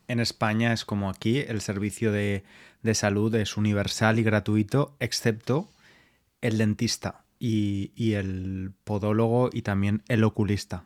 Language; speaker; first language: Spanish; native; Spanish